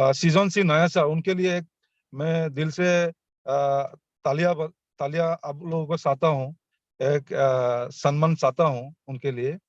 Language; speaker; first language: Hindi; non-native, local second language; Assamese